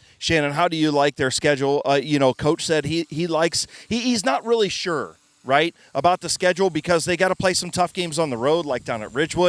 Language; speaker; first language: English; native; English